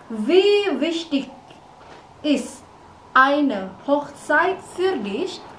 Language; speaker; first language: German; non-native, learner; Indonesian